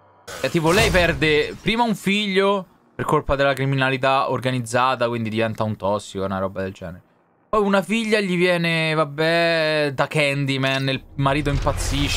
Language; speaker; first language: Italian; native; Italian